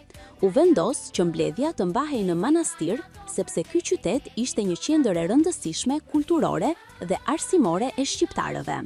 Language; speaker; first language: Albanian; native; Albanian